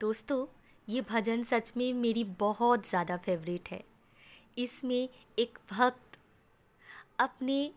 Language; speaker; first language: Hindi; non-native, local second language; Bangla